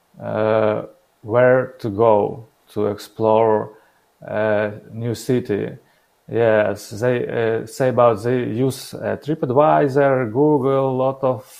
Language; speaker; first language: English; non-native, learner; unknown